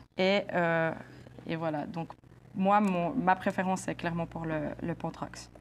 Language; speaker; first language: French; native; French